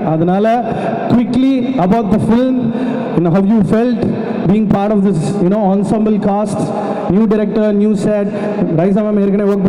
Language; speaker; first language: Tamil; native; Tamil